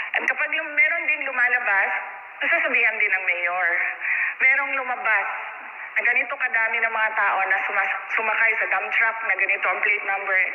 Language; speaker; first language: Filipino; non-native, local second language; Cebuano